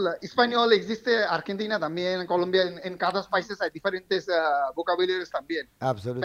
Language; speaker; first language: Spanish; non-native, fluent; Bangla